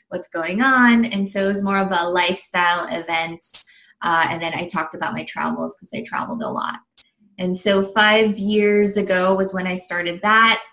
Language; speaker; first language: English; early bilingual, other home language; Filipino